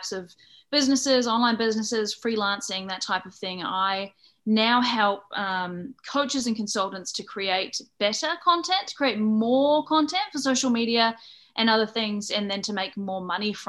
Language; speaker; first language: English; native; English